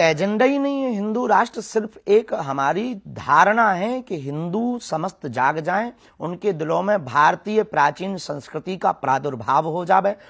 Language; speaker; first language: Hindi; native; Hindi